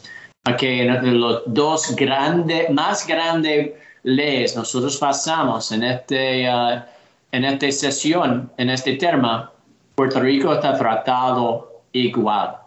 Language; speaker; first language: Spanish; non-native, learner; English